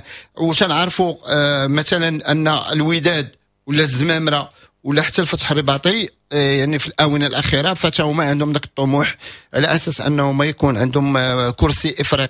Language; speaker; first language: Arabic; native; Arabic